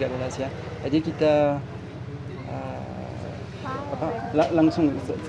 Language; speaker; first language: Indonesian; non-native, learner; French